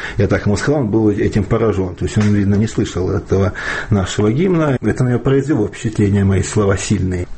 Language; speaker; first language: Russian; native; Russian